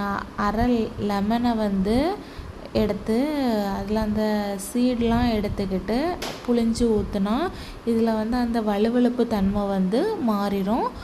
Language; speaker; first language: Tamil; native; Tamil